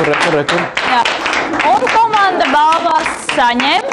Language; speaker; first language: Latvian; native; Latvian